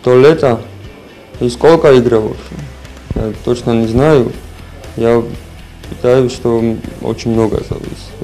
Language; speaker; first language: Russian; non-native, learner; Georgian